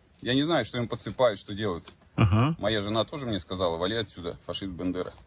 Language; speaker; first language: Russian; native; Russian